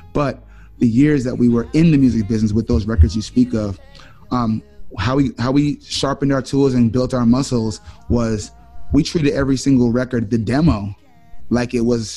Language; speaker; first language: English; native; English